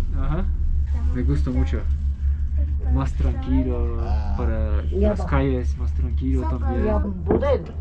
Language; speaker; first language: Spanish; non-native, learner; Turkish